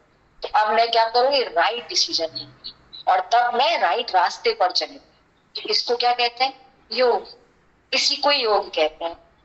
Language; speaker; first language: Hindi; native; Hindi